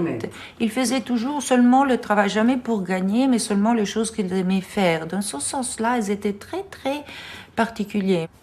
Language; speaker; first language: French; non-native, fluent; Italian